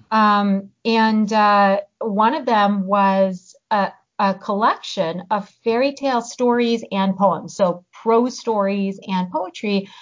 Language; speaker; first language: English; early bilingual, other home language; Hungarian